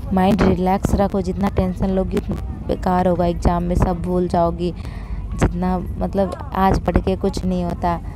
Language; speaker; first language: Hindi; native; Hindi